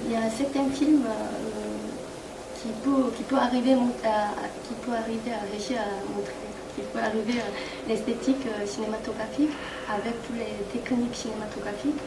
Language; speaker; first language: French; non-native, fluent; Korean